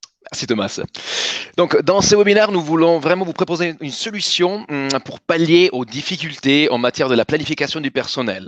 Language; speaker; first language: French; native; French